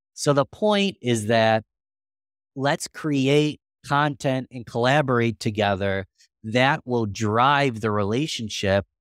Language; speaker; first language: English; native; English